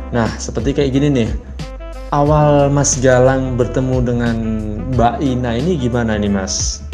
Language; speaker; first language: Indonesian; native; Indonesian